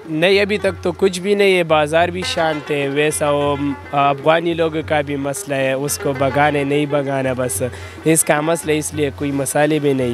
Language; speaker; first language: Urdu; non-native, local second language; Pashto